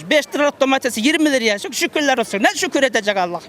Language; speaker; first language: Turkish; native; Turkish